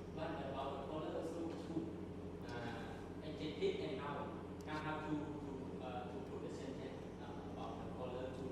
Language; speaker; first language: English; non-native, learner; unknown